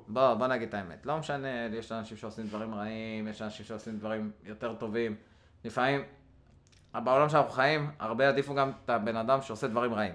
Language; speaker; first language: Hebrew; native; Hebrew